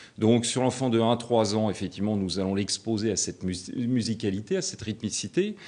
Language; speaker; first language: French; native; French